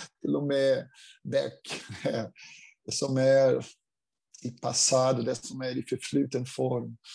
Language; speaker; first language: Swedish; non-native, fluent; Portuguese